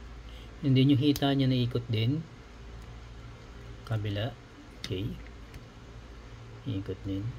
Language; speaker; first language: Filipino; native; Filipino